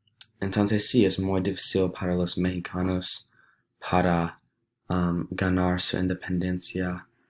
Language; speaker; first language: Spanish; non-native, learner; English